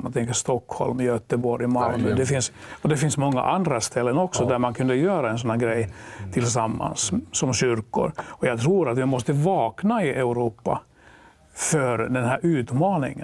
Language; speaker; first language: Swedish; non-native, local second language; Finnish